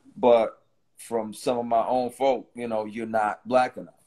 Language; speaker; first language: English; native; English